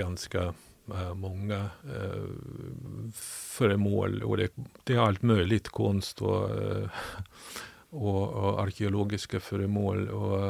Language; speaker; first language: Swedish; non-native, fluent; Ukrainian